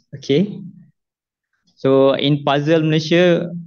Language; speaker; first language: English; non-native, local second language; Malay